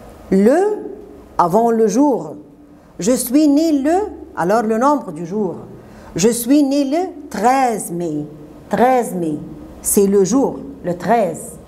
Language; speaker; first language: French; non-native, fluent; Arabic